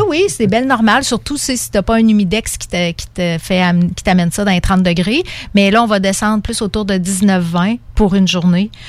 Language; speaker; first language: French; native; French